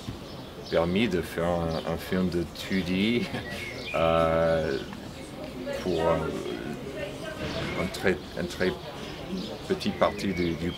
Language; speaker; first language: French; non-native, fluent; English